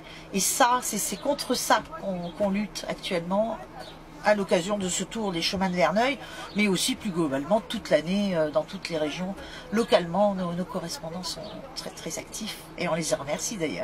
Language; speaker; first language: French; native; French